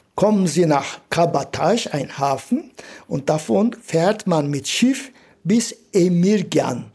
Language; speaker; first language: German; non-native, fluent; Turkish